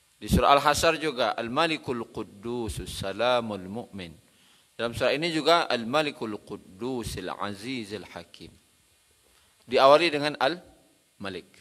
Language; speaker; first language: Malay; non-native, local second language; Minangkabau